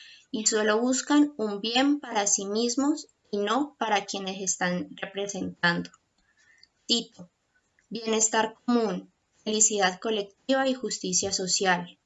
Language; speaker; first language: Spanish; native; Spanish